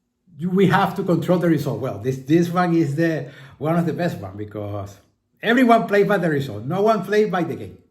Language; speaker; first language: English; non-native, fluent; Spanish